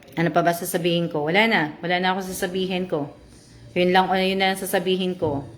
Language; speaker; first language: Filipino; native; Filipino